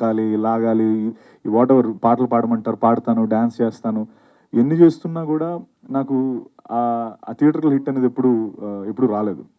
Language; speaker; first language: Telugu; native; Telugu